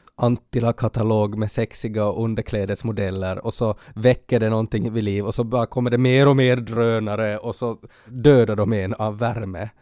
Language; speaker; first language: Swedish; native; Swedish